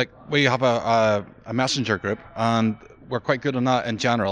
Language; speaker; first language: English; native; English